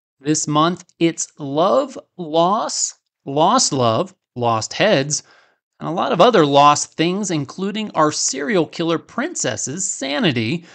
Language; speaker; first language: English; native; English